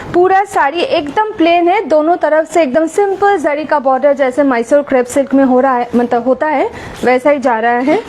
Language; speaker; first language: Hindi; non-native, local second language; Bangla